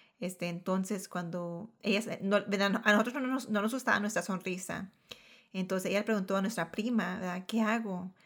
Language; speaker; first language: Spanish; early bilingual, heritage; Spanish